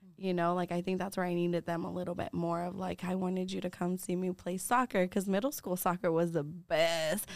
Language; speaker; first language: English; early bilingual, other home language; Spanish